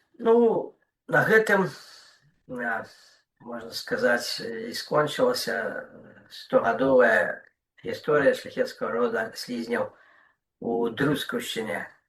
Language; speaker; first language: Belarusian; non-native, local second language; Russian